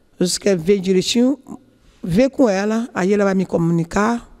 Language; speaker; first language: Portuguese; non-native, learner; Yoruba